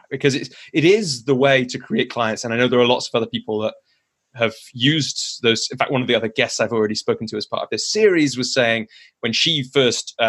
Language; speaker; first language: English; native; English